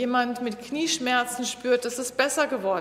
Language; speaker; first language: German; native; German